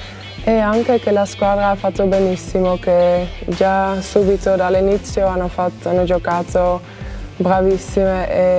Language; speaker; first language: Italian; non-native, fluent; Dutch